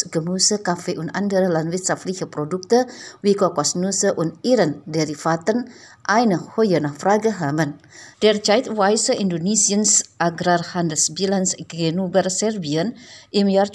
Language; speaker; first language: German; non-native, fluent; Indonesian